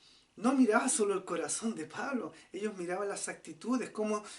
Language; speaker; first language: Spanish; native; Spanish